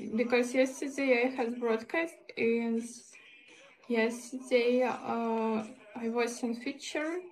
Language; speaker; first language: English; non-native, learner; Russian